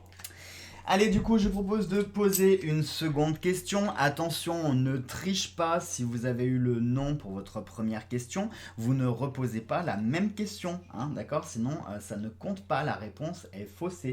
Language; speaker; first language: French; native; French